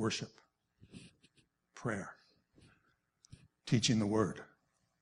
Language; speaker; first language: English; native; English